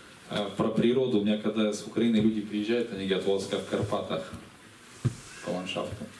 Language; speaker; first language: Russian; native; Russian